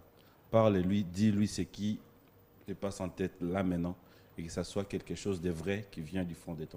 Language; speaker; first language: French; non-native, local second language; Lingala